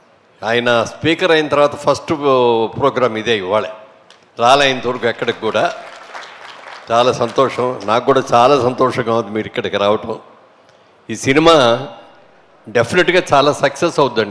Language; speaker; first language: Telugu; native; Telugu